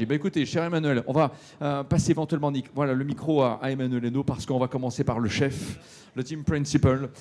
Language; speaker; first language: French; native; French